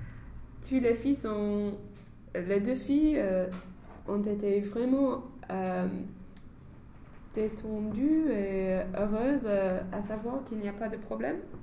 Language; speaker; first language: French; non-native, learner; English